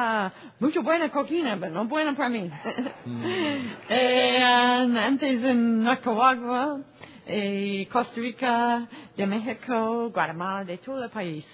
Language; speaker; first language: Spanish; non-native, learner; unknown